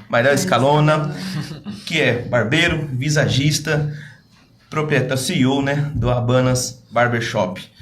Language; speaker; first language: Portuguese; native; Portuguese